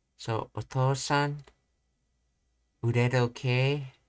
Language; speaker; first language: Japanese; non-native, learner; English